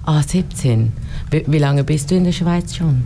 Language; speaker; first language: German; non-native, learner; Tamil